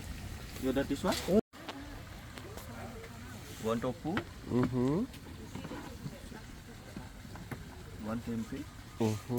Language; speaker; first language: English; non-native, learner; French